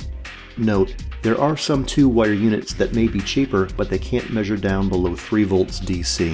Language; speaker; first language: English; native; English